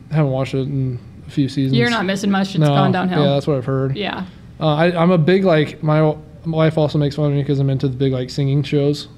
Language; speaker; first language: English; native; English